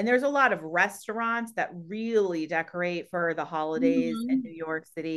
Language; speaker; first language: English; native; English